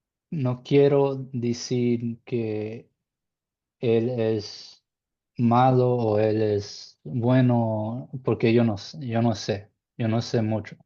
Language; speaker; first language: Spanish; non-native, learner; English